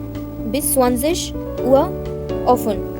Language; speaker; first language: German; non-native, fluent; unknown